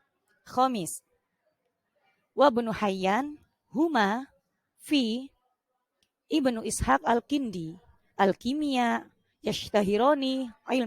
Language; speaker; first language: Arabic; non-native, fluent; Indonesian